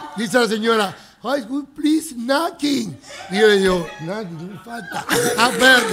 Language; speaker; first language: Spanish; native; Spanish